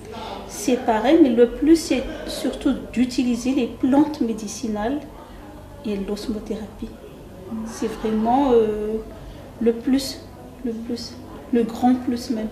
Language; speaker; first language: French; non-native, local second language; Malagasy